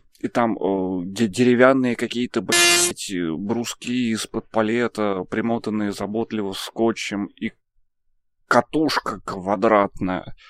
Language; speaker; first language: Russian; native; Russian